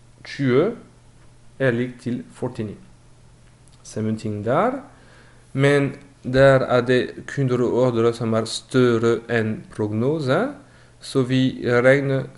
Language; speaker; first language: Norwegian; non-native, fluent; French